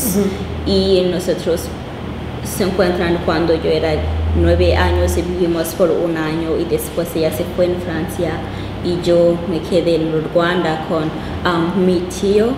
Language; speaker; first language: Spanish; non-native, local second language; Kinyarwanda